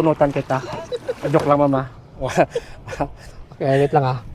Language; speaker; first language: Filipino; non-native, local second language; Aklanon